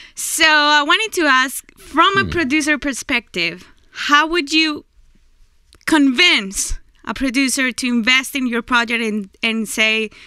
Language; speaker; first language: English; non-native, fluent; Chinese